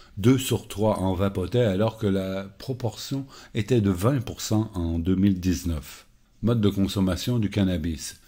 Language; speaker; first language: French; native; French